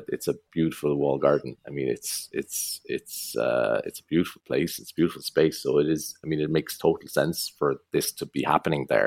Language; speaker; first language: English; native; English